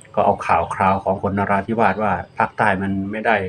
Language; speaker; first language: Thai; non-native, local second language; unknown